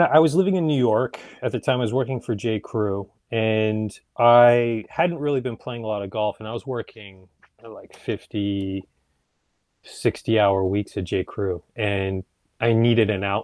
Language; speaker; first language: English; native; English